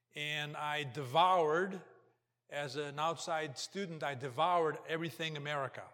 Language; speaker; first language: English; early bilingual, other home language; Portuguese